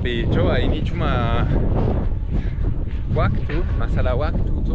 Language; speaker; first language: Indonesian; non-native, fluent; French